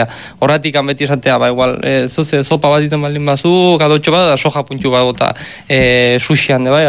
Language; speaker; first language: Basque; native; Basque